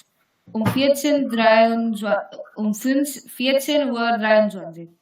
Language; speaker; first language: German; non-native, learner; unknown